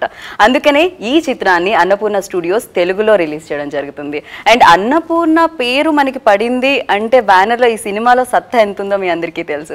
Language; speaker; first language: Telugu; native; Telugu